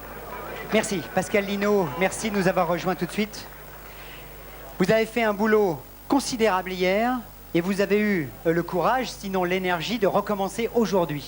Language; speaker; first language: French; native; French